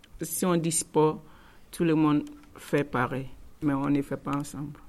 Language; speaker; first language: French; non-native, learner; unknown